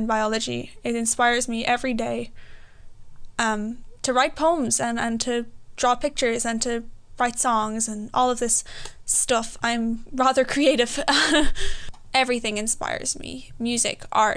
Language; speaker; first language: English; native; English